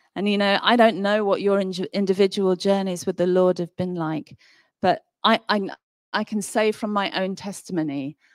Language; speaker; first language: English; native; English